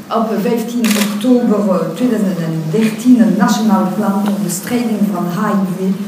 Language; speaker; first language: Dutch; non-native, local second language; French